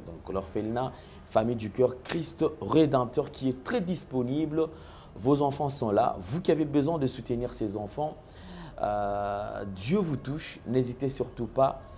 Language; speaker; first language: French; non-native, local second language; Lingala